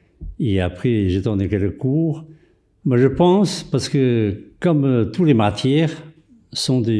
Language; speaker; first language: French; non-native, fluent; Chinese